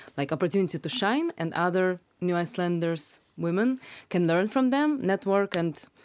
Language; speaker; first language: English; non-native, fluent; Russian